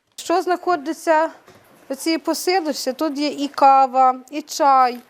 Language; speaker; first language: Ukrainian; native; Ukrainian